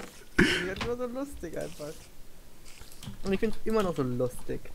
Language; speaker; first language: German; native; German